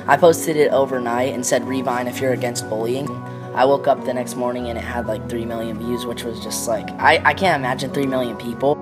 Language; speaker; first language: English; native; English